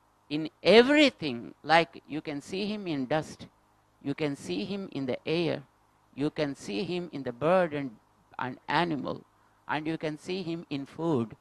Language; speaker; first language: English; non-native, local second language; Telugu